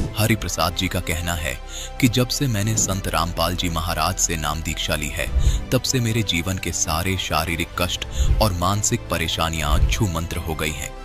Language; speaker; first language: Hindi; native; Hindi